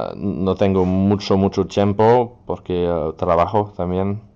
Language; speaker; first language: Spanish; non-native, learner; French